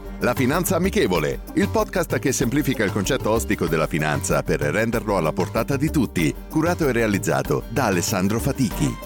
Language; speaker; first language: Italian; native; Italian